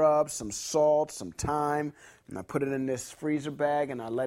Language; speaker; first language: English; native; English